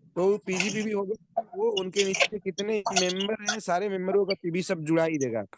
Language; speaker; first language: Hindi; native; Hindi